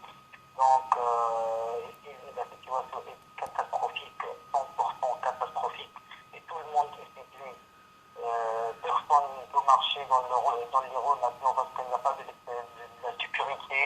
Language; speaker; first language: French; non-native, fluent; Arabic